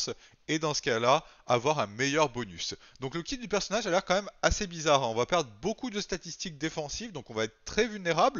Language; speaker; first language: French; native; French